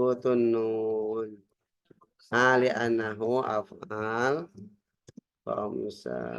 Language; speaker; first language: Arabic; non-native, fluent; Indonesian